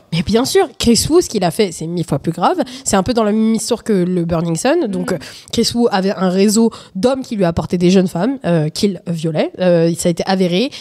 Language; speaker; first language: French; native; French